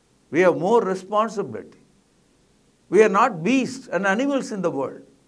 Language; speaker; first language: English; non-native, local second language; Tamil